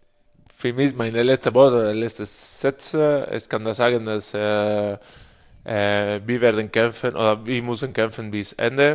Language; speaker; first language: German; non-native, learner; Spanish